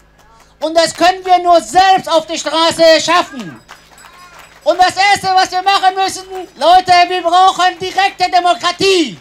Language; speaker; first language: German; non-native, fluent; Persian